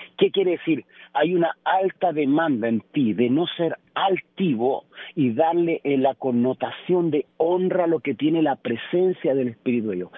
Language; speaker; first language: Spanish; native; Spanish